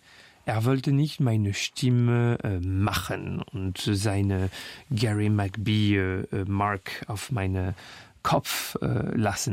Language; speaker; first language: German; non-native, fluent; French